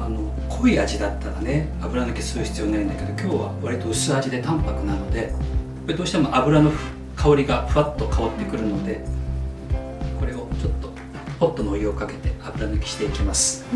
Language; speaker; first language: Japanese; native; Japanese